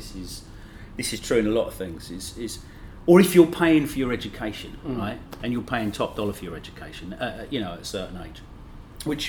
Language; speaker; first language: English; native; English